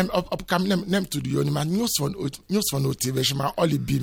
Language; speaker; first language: Hungarian; non-native, fluent; Yoruba